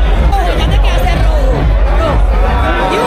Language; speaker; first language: Spanish; native; Spanish